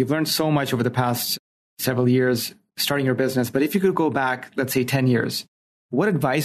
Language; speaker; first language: English; non-native, local second language; Urdu